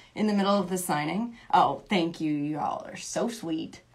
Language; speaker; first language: English; native; English